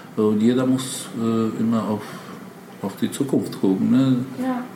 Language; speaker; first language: German; non-native, fluent; Macedonian